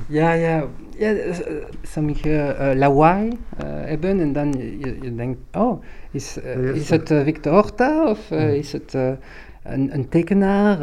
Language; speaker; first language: Dutch; non-native, local second language; French